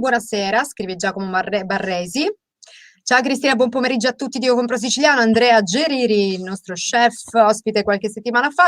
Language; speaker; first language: Italian; native; Italian